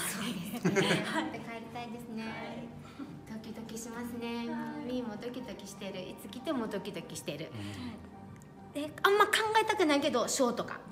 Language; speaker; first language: Japanese; native; Japanese